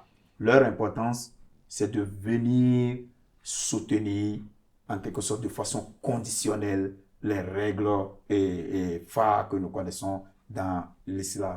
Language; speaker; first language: French; non-native, fluent; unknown